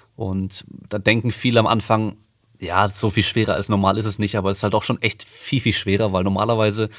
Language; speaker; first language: German; native; German